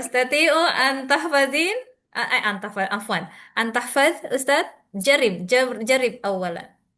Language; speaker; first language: Arabic; non-native, learner; Indonesian